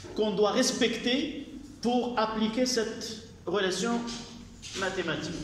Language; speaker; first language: French; non-native, local second language; Arabic